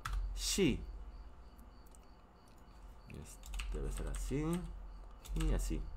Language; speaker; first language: Spanish; non-native, fluent; Korean